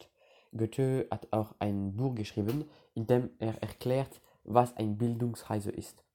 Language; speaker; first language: German; non-native, learner; French